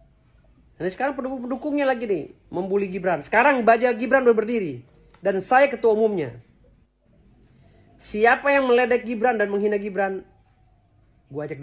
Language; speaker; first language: Indonesian; native; Indonesian